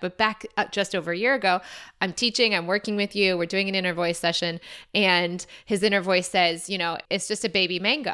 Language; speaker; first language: English; native; English